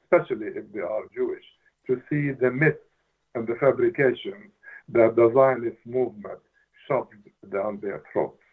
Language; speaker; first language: English; non-native, fluent; Arabic